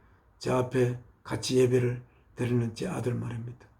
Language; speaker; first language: Korean; native; Korean